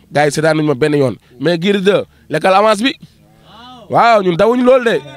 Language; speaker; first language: Wolof; non-native, local second language; Fula